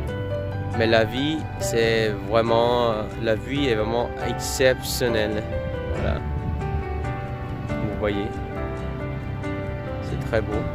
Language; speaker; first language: French; non-native, fluent; Vietnamese